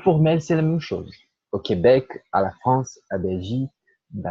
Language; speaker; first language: French; non-native, fluent; Portuguese